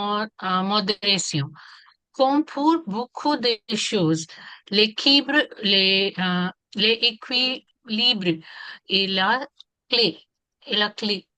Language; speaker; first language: French; non-native, learner; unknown